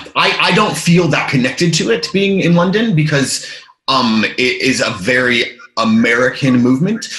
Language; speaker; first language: English; native; English